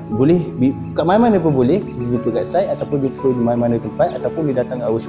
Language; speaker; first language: Malay; native; Malay